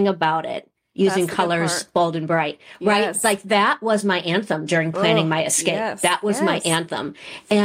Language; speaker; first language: English; native; English